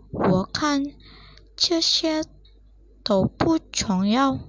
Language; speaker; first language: Chinese; non-native, learner; Indonesian